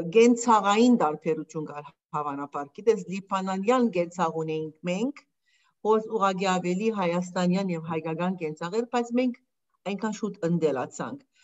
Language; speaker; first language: Armenian; early bilingual, heritage; Armenian